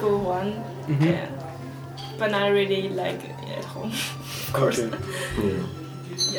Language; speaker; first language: English; non-native, learner; Chinese